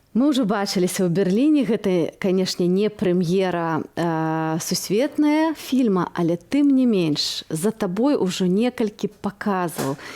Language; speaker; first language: Belarusian; native; Belarusian